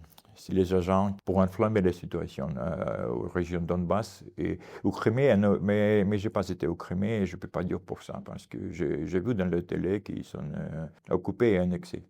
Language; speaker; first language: French; non-native, learner; Ukrainian